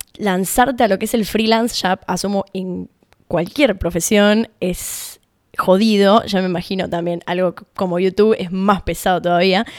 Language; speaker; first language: Spanish; native; Spanish